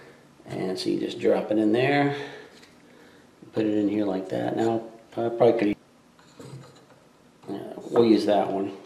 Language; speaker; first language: English; native; English